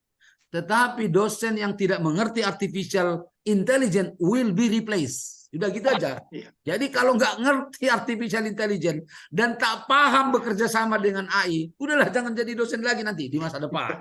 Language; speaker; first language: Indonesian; native; Indonesian